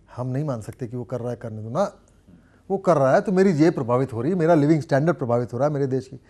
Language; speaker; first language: Hindi; native; Hindi